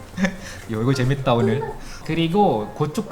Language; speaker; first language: Korean; non-native, fluent; Malay